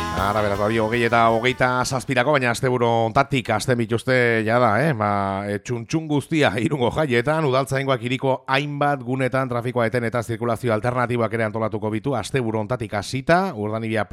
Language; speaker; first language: Basque; native; Basque